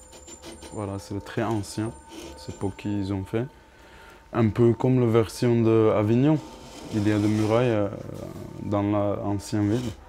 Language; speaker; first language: French; non-native, learner; Kurdish